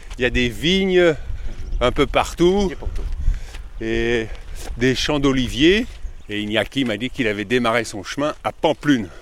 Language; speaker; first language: French; native; French